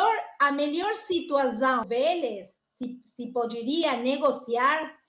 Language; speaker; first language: Portuguese; non-native, learner; Spanish